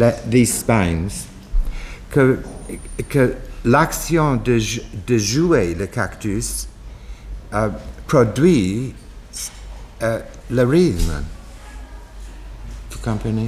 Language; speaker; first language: French; non-native, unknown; English